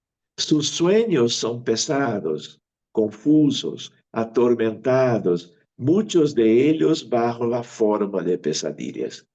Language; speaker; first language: Spanish; non-native, fluent; Portuguese